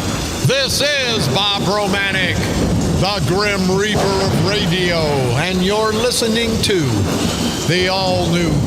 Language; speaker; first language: English; native; English